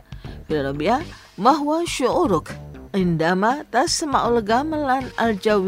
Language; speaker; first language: Arabic; non-native, fluent; Indonesian